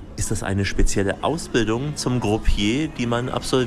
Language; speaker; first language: German; native; German